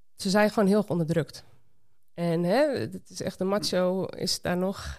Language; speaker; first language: Dutch; native; Dutch